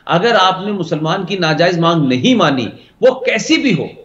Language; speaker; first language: Hindi; native; Hindi